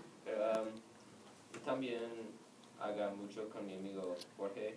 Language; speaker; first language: Spanish; non-native, learner; English